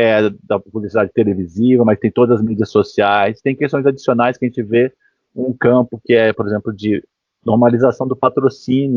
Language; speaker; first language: Portuguese; native; Portuguese